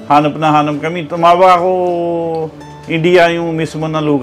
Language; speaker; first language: Filipino; non-native, learner; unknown